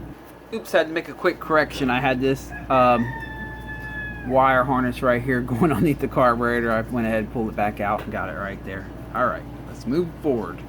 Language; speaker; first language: English; native; English